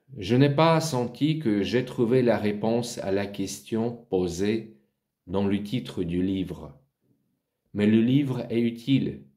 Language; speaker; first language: French; non-native, learner; Ukrainian